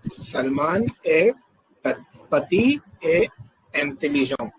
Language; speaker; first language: French; non-native, learner; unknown